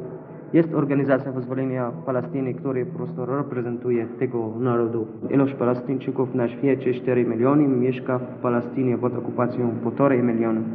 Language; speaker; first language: Polish; non-native, fluent; Arabic